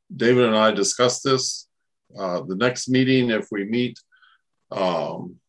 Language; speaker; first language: English; native; English